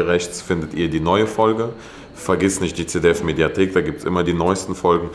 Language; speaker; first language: German; early bilingual, other home language; Russian